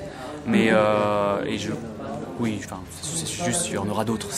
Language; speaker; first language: French; native; French